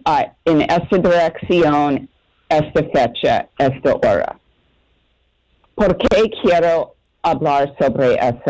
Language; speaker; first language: Spanish; non-native, learner; English